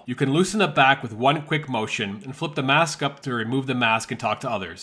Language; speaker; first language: English; native; English